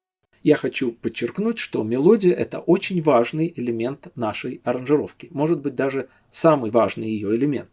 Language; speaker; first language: Russian; native; Russian